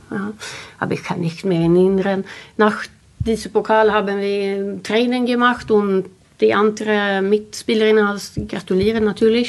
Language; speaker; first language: German; non-native, learner; Swedish